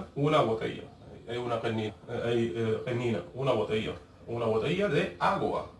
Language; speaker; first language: Spanish; non-native, fluent; Arabic